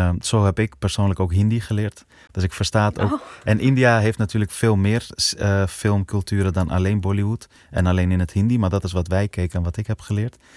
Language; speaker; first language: Dutch; early bilingual, other home language; Persian